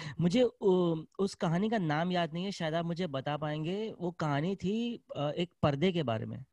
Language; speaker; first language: Hindi; native; Hindi